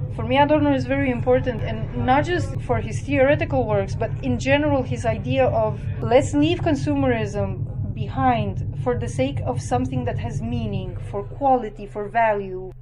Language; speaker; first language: English; non-native, fluent; Romanian